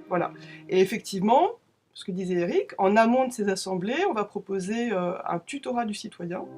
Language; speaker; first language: French; native; French